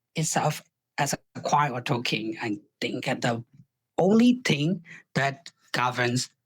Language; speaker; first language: English; non-native, fluent; Burmese